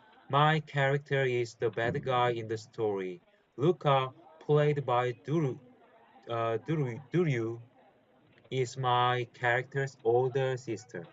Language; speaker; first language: English; non-native, learner; Korean